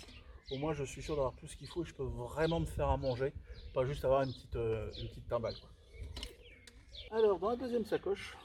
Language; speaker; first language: French; native; French